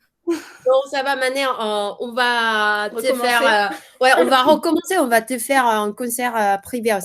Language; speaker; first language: French; non-native, learner; Korean